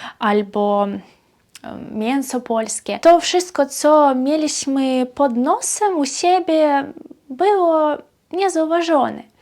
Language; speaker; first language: Polish; non-native, fluent; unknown